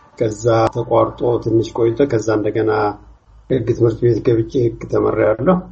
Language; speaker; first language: Amharic; non-native, local second language; Tigrinya